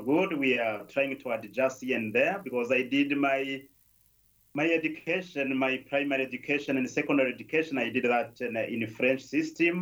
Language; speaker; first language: English; non-native, local second language; Kinyarwanda